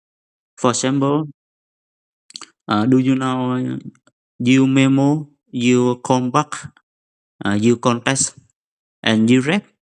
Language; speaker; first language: English; non-native, fluent; Vietnamese